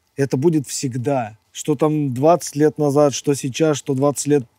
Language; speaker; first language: Russian; native; Russian